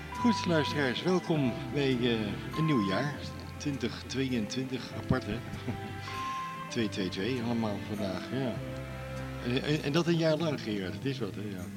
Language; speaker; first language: Dutch; native; Dutch